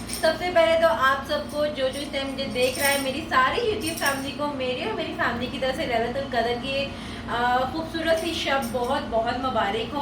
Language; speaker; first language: Urdu; native; Urdu